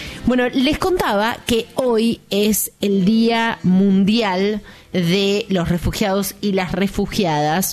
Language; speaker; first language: Spanish; native; Spanish